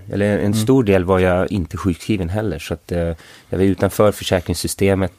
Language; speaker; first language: Swedish; early bilingual, other home language; English